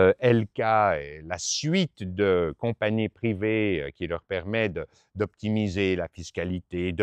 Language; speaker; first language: French; native; French